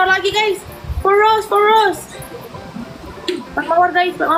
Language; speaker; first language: Indonesian; native; Indonesian